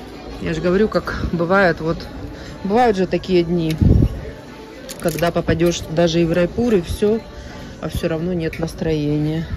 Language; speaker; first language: Russian; native; Russian